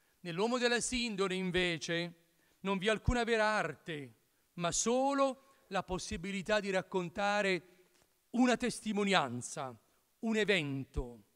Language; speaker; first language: Italian; native; Italian